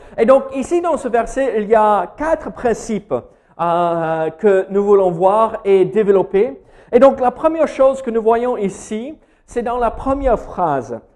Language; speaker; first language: French; non-native, fluent; English